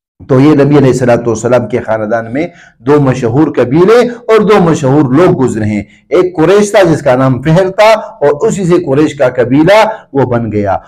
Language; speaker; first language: Urdu; non-native, local second language; Pashto